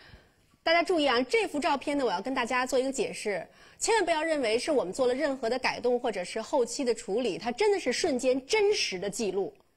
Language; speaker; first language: Chinese; native; Chinese